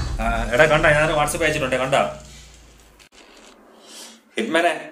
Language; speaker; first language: Malayalam; native; Malayalam